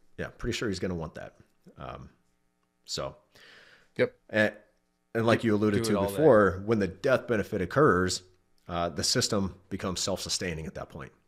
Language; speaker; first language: English; native; English